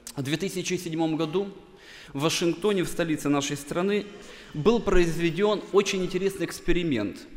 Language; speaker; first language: Russian; non-native, local second language; Bulgarian